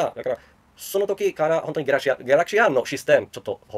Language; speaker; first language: Japanese; non-native, learner; Czech